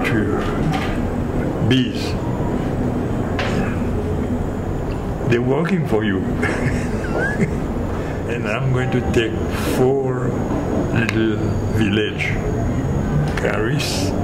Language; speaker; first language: English; non-native, fluent; Haitian Creole